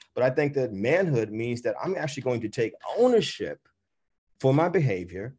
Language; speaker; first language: English; native; English